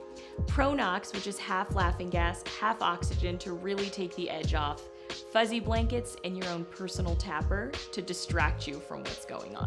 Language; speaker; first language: English; native; English